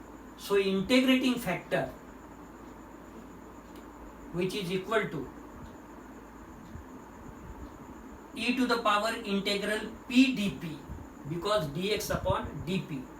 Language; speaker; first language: English; non-native, local second language; Marathi